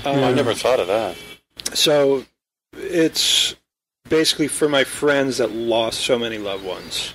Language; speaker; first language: English; native; English